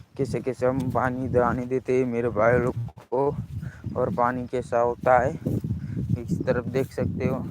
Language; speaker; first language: Hindi; non-native, local second language; Gujarati